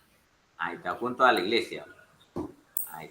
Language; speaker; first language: Spanish; native; Spanish